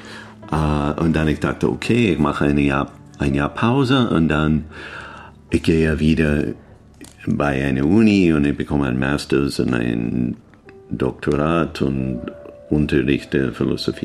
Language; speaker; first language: German; non-native, learner; English